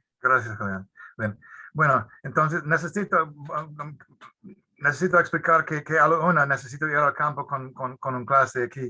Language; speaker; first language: Spanish; non-native, fluent; English